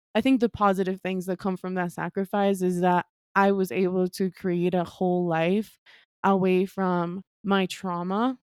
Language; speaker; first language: English; non-native, fluent; Spanish